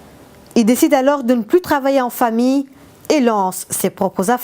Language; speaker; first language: French; native; French